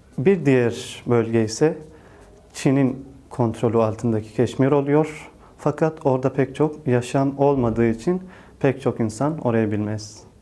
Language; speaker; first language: Turkish; non-native, fluent; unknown